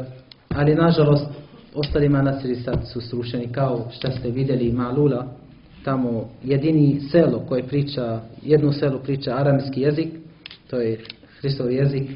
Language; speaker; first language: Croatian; non-native, learner; Arabic